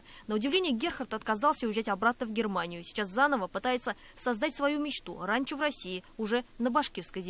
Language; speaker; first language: Russian; native; Russian